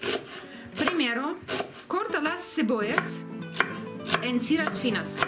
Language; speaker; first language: Spanish; non-native, learner; Russian